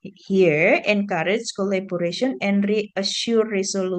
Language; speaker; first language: English; non-native, fluent; Indonesian